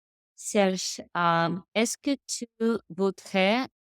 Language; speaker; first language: French; non-native, learner; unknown